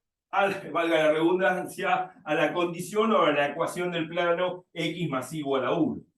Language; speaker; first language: Spanish; native; Spanish